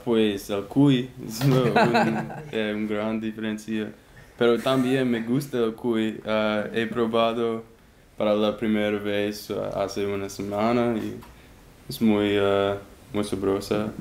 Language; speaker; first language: Spanish; non-native, learner; English